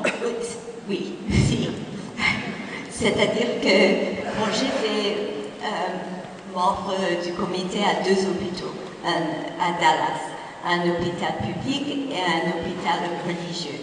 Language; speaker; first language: French; non-native, fluent; English